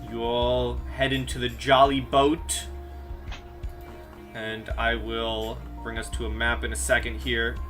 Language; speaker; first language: English; native; English